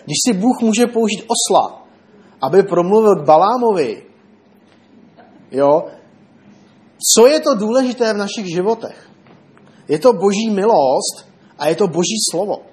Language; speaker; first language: Czech; native; Czech